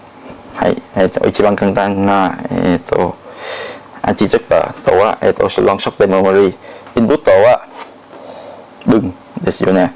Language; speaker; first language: Japanese; non-native, learner; Thai